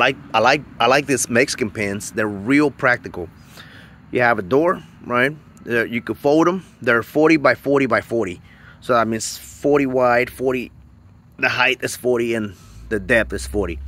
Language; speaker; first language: English; native; English